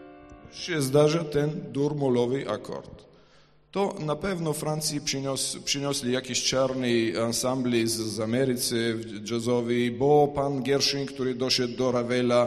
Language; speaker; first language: Polish; non-native, fluent; Ukrainian